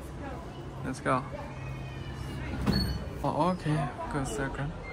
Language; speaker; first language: English; non-native, learner; Chinese